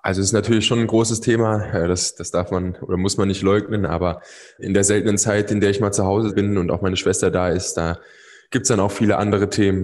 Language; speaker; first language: German; native; German